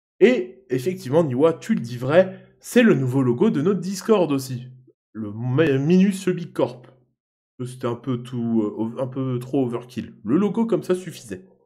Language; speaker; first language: French; native; French